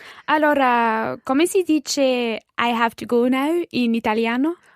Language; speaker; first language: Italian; non-native, learner; English